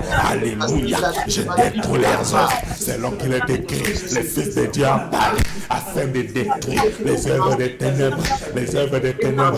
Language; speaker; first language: French; non-native, local second language; Lingala